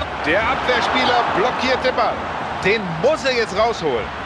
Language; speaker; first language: German; native; German